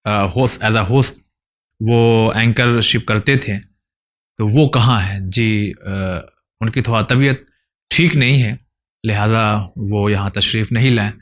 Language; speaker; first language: Urdu; native; Urdu